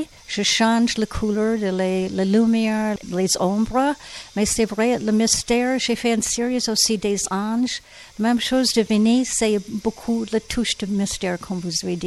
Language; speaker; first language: French; non-native, learner; English